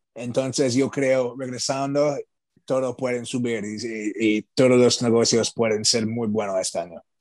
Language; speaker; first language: Spanish; non-native, learner; English